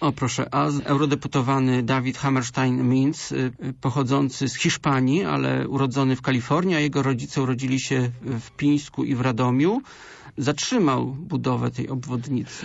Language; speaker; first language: Polish; native; Polish